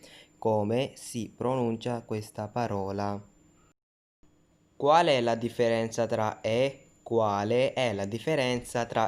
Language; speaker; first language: Italian; non-native, fluent; Hindi